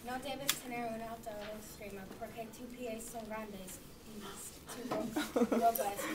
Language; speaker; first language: Spanish; non-native, learner; English